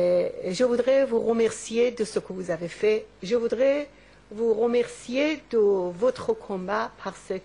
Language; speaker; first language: French; non-native, learner; Persian